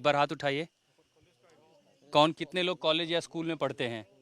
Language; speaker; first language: Hindi; native; Hindi